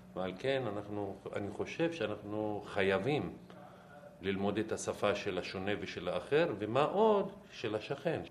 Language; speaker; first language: Hebrew; non-native, local second language; Arabic